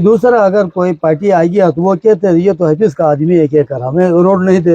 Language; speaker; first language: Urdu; non-native, local second language; Shina